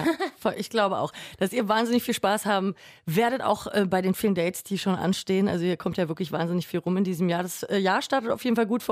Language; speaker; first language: German; native; German